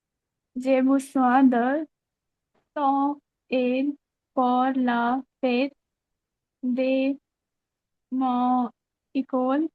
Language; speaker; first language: French; non-native, learner; Hindi